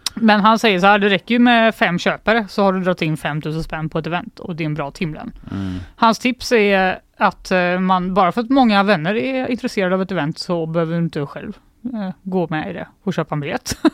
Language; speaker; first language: Swedish; native; Swedish